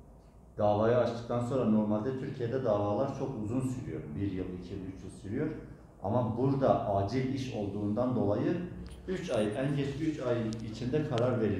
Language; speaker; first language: Turkish; native; Turkish